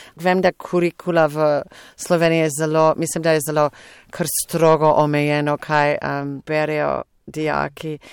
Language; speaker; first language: Slovenian; non-native, fluent; English